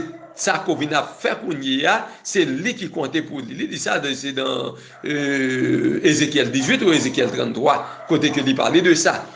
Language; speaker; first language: French; non-native, local second language; Haitian Creole